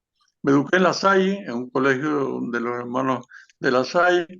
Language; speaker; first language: Spanish; native; Spanish